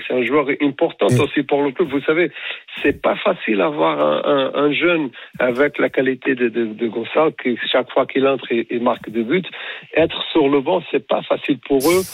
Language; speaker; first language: French; non-native, fluent; Portuguese